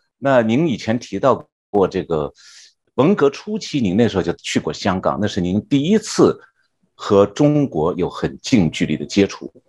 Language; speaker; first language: Chinese; native; Chinese